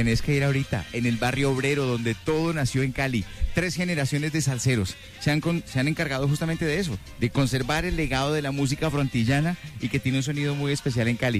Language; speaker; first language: Spanish; native; Spanish